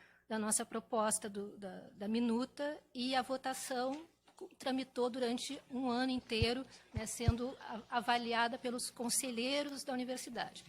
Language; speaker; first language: Portuguese; native; Portuguese